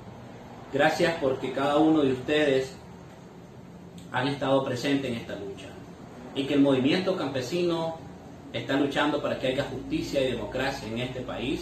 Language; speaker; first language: Spanish; native; Spanish